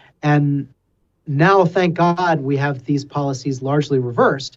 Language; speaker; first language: English; native; English